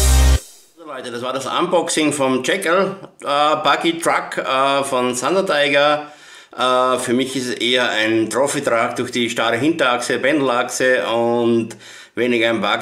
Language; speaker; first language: German; native; German